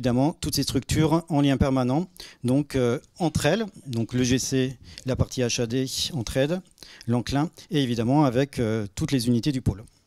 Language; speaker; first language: French; native; French